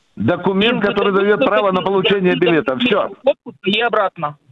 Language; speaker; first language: Russian; native; Russian